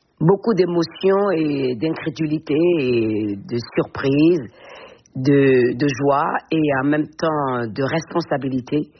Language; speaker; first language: French; non-native, local second language; Fon